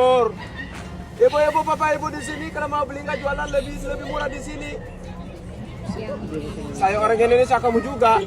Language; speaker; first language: Indonesian; non-native, learner; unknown